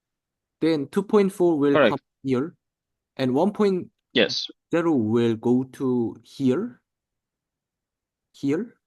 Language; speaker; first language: English; non-native, learner; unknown